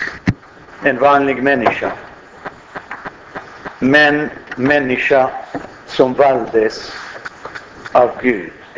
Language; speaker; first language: Swedish; non-native, fluent; Arabic